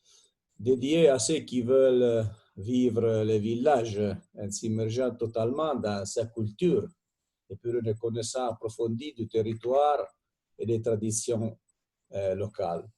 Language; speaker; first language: French; non-native, fluent; Italian